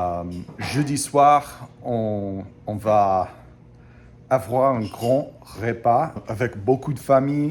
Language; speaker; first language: French; non-native, fluent; English